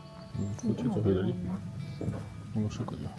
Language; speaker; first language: Japanese; non-native, learner; French